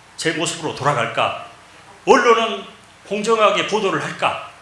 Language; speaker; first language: Korean; native; Korean